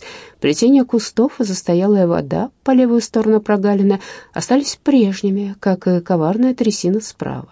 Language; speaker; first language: Russian; native; Russian